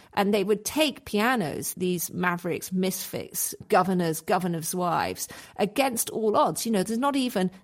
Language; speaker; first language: English; native; English